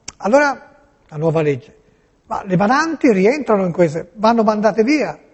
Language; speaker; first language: Italian; native; Italian